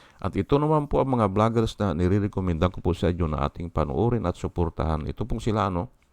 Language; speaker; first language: Filipino; native; Filipino